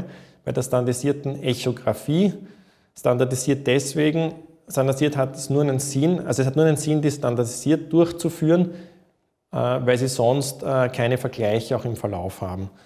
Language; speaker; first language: German; native; German